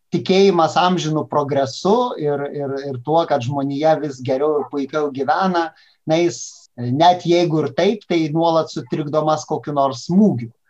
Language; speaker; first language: Lithuanian; native; Lithuanian